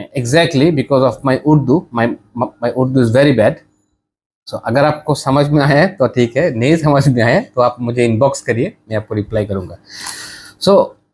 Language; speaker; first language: Hindi; non-native, learner; Bangla